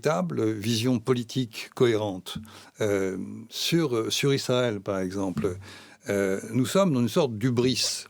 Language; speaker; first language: French; native; French